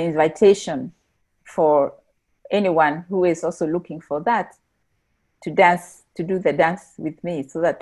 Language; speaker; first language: English; non-native, local second language; Meru